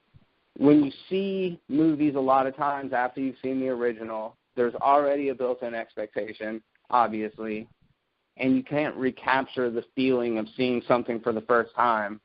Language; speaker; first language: English; native; English